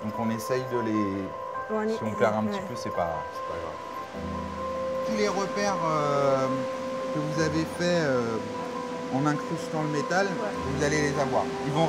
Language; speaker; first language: French; native; French